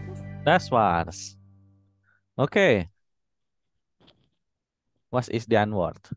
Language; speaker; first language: German; non-native, fluent; Indonesian